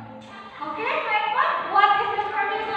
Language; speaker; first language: English; non-native, learner; Indonesian